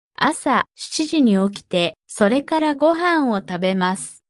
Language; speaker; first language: Japanese; non-native, fluent; Korean